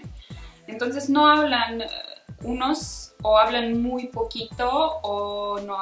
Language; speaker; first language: Spanish; non-native, fluent; Ukrainian